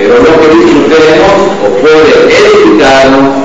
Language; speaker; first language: Spanish; native; Spanish